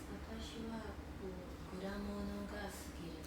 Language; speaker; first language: Japanese; non-native, learner; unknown